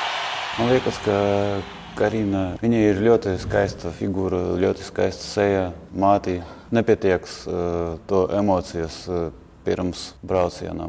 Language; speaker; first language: Latvian; non-native, local second language; Russian